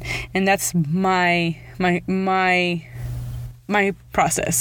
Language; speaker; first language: English; early bilingual, other home language; Spanish